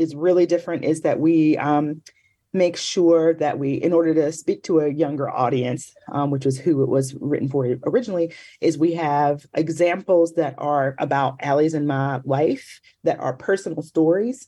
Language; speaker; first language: English; native; English